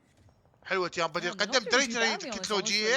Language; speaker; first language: Arabic; native; Arabic